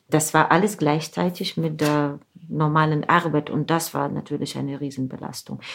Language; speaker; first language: German; non-native, fluent; Ukrainian